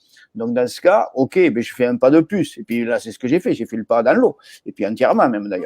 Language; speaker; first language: French; native; French